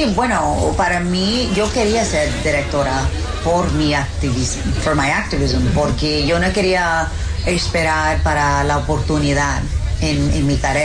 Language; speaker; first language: Spanish; early bilingual, heritage; English